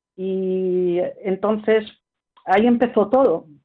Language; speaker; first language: Spanish; early bilingual, heritage; French